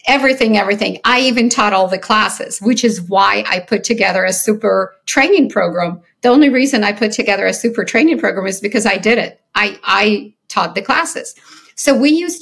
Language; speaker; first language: English; early bilingual, other home language; Ukrainian